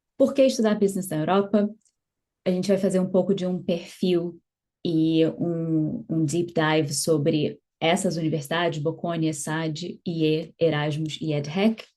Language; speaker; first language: Portuguese; native; Portuguese